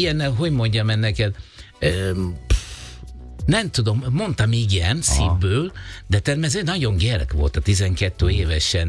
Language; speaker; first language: Hungarian; non-native, learner; Italian